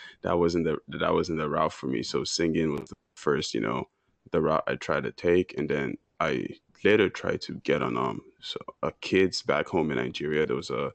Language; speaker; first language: English; non-native, local second language; Yoruba